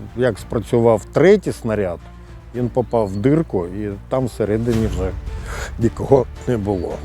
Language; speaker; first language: Ukrainian; early bilingual, other home language; Russian